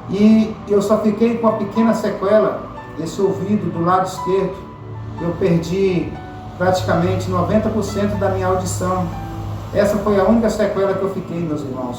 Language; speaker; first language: Portuguese; native; Portuguese